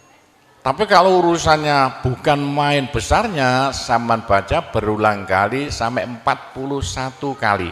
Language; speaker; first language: Indonesian; non-native, local second language; Javanese